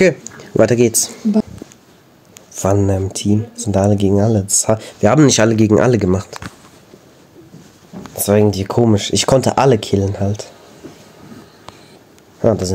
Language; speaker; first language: German; native; German